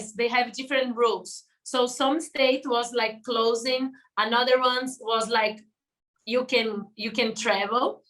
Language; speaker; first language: English; non-native, learner; Portuguese